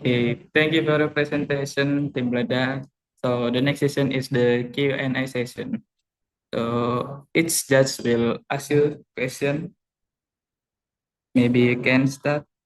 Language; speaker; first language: English; non-native, learner; Indonesian